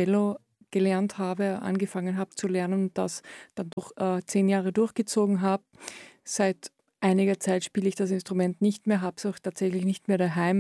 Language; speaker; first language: German; native; German